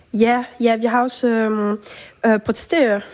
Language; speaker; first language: Danish; early bilingual, heritage; French